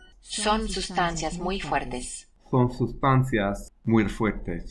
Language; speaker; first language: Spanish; non-native, learner; English